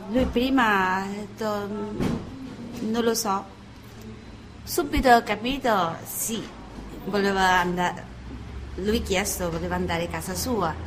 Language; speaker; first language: Italian; non-native, learner; Bangla